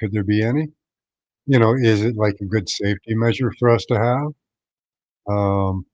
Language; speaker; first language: English; native; English